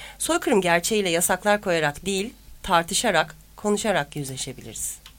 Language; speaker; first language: Turkish; native; Turkish